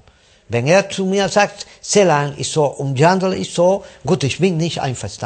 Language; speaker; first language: German; non-native, fluent; Spanish